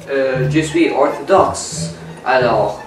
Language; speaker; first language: French; non-native, learner; English